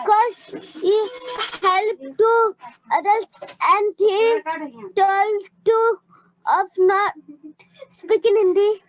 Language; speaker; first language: English; non-native, learner; Hindi